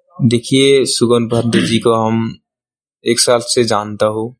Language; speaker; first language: Hindi; non-native, local second language; Bangla